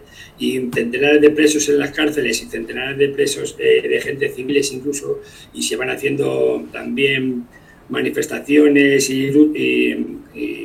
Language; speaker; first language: Spanish; native; Spanish